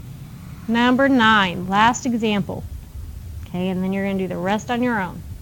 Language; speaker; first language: English; native; English